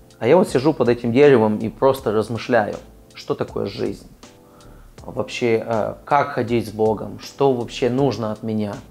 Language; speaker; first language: Russian; early bilingual, other home language; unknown